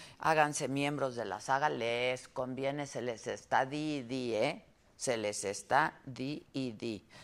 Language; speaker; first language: Spanish; native; Spanish